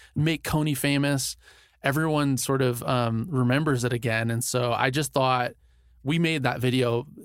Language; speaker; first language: English; early bilingual, other home language; Ganda